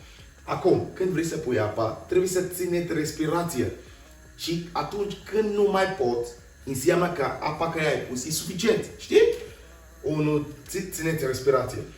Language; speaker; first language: Romanian; non-native, learner; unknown